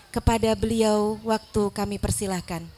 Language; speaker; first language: Indonesian; native; Indonesian